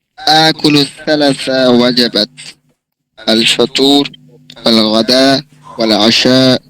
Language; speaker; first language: Arabic; non-native, learner; Bangla